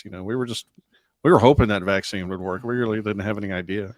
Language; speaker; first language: English; native; English